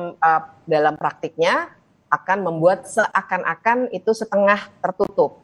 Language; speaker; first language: Indonesian; native; Indonesian